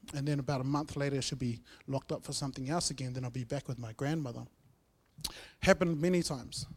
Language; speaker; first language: English; native; English